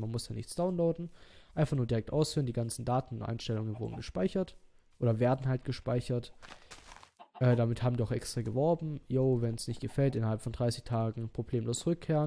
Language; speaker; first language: German; native; German